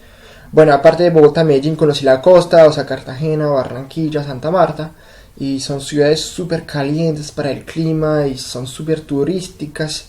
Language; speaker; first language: Spanish; non-native, fluent; French